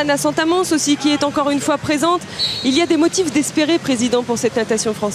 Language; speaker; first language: French; native; French